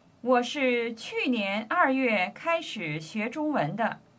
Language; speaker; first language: Chinese; non-native, learner; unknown